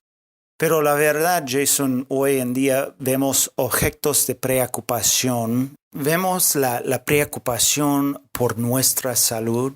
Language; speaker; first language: Spanish; non-native, fluent; English